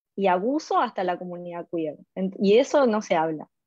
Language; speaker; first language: Spanish; native; Spanish